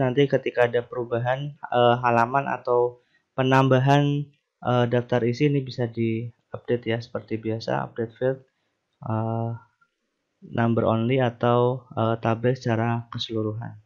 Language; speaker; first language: Indonesian; native; Indonesian